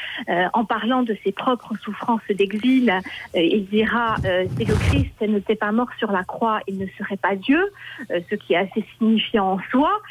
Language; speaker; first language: French; native; French